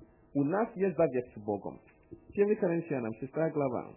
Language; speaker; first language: Russian; non-native, learner; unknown